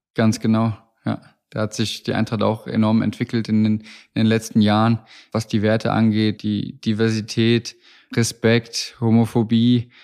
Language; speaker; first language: German; native; German